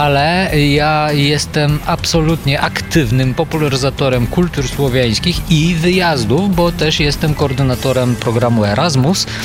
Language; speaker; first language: Polish; non-native, fluent; Bulgarian